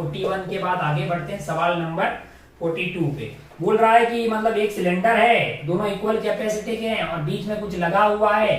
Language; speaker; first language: Hindi; native; Hindi